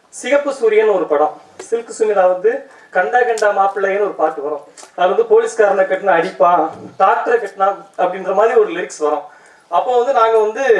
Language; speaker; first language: Tamil; native; Tamil